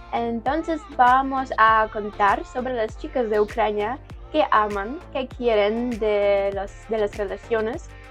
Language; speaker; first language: Spanish; non-native, learner; Ukrainian